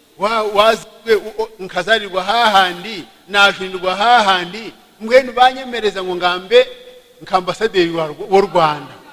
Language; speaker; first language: Kinyarwanda; early bilingual, heritage; Kinyarwanda